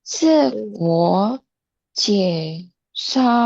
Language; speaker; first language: Chinese; non-native, learner; Indonesian